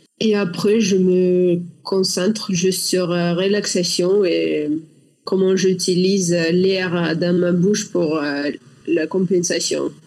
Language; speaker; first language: French; non-native, learner; Russian